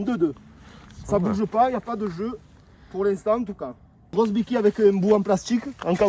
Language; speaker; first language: French; native; French